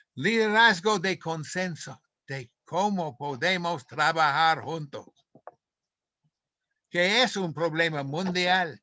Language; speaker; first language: Spanish; non-native, fluent; English